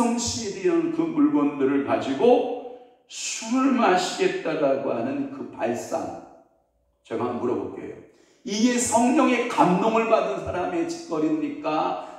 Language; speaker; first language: Korean; native; Korean